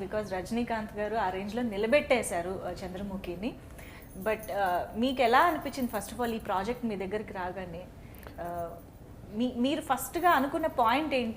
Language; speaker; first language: Telugu; native; Telugu